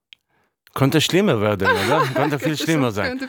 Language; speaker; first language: German; non-native, fluent; Hebrew